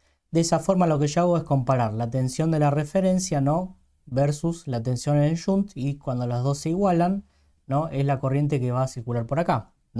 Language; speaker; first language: Spanish; native; Spanish